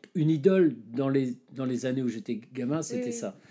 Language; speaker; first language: French; native; French